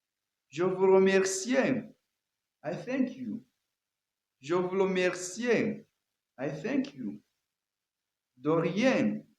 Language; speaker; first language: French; non-native, learner; Kinyarwanda